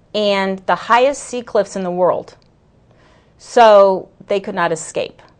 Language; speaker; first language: English; native; English